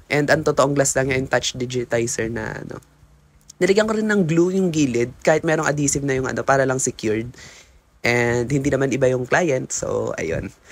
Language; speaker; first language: Filipino; native; Filipino